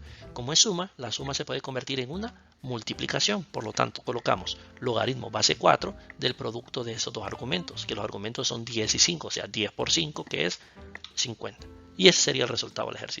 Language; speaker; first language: Spanish; native; Spanish